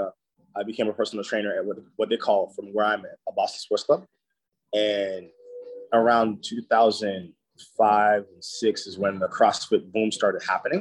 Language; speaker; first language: English; native; English